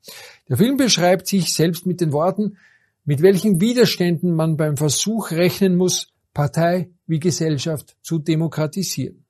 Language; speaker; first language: German; native; German